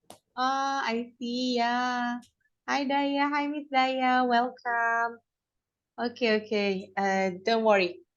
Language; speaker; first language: English; non-native, fluent; Indonesian